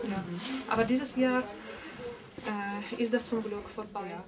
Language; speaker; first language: German; non-native, fluent; Russian